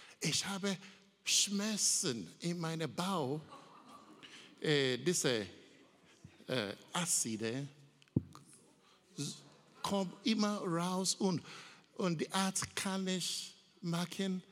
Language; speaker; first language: German; non-native, learner; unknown